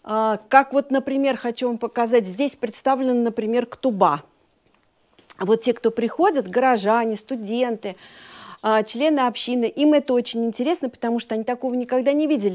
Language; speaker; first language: Russian; native; Russian